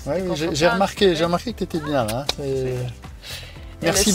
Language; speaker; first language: French; native; French